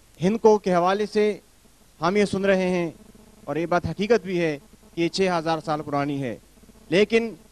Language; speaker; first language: Urdu; non-native, local second language; Northern Hindko